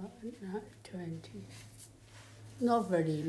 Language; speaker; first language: English; non-native, fluent; Chinese